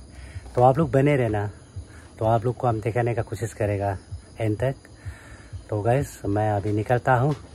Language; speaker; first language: Hindi; non-native, local second language; Adi